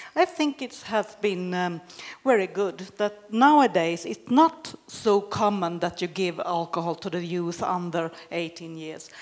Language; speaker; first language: English; non-native, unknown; Swedish